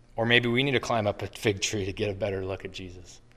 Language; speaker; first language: English; native; English